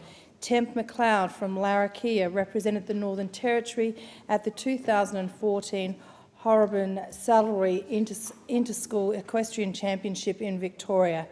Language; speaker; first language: English; native; English